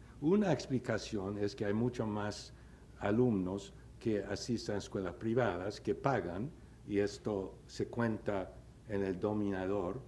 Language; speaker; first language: Spanish; non-native, fluent; English